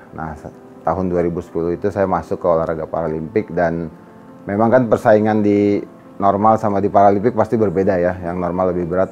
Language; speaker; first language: Indonesian; native; Indonesian